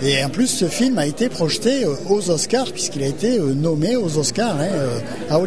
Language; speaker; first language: French; native; French